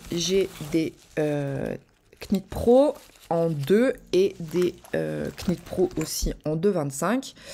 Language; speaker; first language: French; native; French